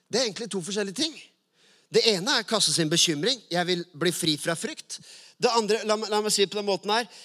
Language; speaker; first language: Norwegian; native; Norwegian